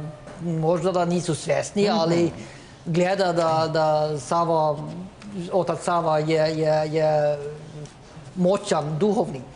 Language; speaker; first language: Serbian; non-native, learner; Norwegian